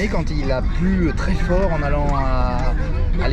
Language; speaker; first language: French; native; French